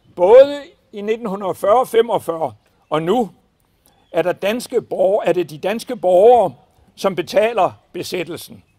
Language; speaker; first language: Danish; native; Danish